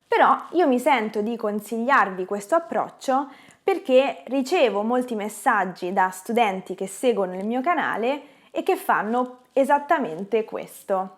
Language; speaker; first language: Italian; native; Italian